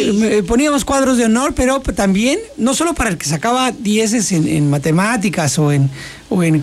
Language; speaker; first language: Spanish; native; Spanish